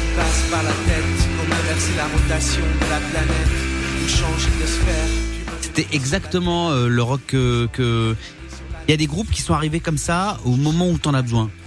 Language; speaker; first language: French; native; French